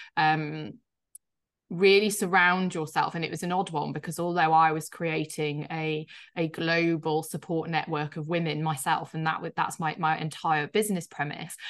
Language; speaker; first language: English; native; English